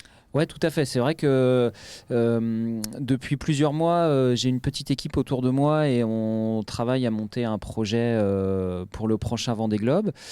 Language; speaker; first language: French; native; French